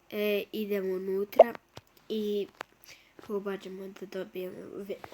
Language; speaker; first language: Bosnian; early bilingual, heritage; Bosnian